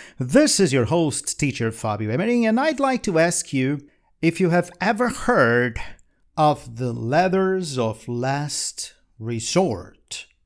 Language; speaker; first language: English; non-native, fluent; Portuguese